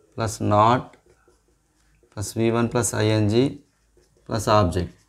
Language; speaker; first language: English; non-native, local second language; Telugu